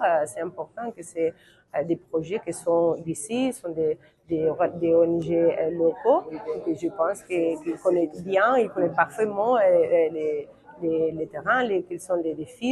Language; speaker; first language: French; non-native, fluent; Catalan